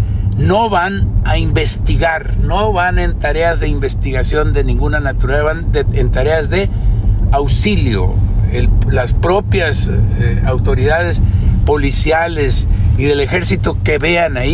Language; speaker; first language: Spanish; native; Spanish